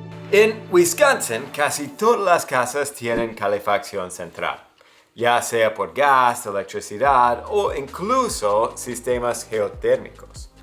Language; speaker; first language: Spanish; non-native, fluent; English